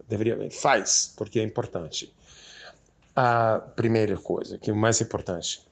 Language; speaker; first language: Portuguese; non-native, fluent; English